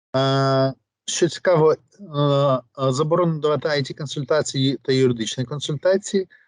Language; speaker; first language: Ukrainian; native; Ukrainian